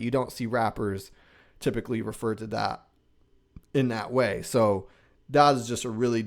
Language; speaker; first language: English; native; English